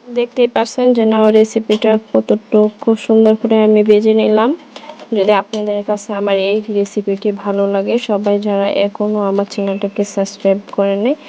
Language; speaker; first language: Bangla; native; Bangla